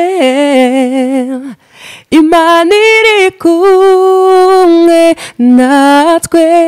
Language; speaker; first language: Kinyarwanda; early bilingual, heritage; Kinyarwanda